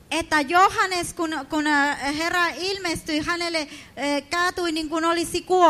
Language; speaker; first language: Finnish; non-native, fluent; Spanish